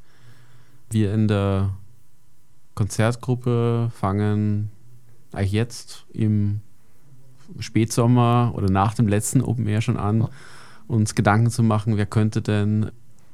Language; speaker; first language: German; native; German